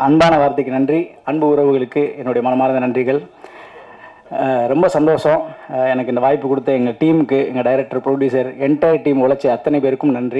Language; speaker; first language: Tamil; native; Tamil